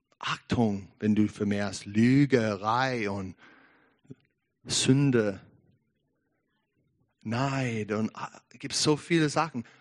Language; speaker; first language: German; non-native, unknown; English